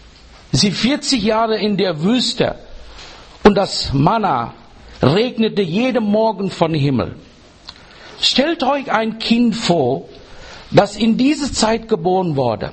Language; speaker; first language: German; non-native, learner; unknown